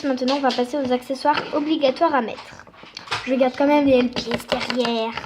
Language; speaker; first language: French; native; French